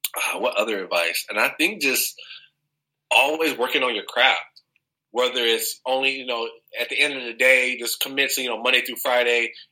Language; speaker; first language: English; native; English